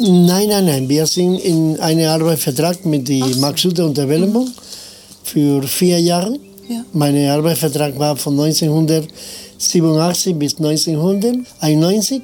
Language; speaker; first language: German; non-native, fluent; Spanish